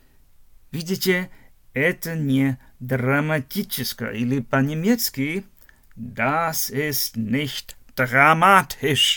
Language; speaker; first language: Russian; non-native, learner; German